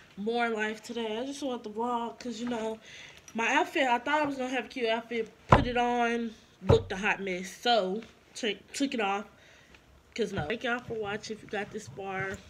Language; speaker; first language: English; native; English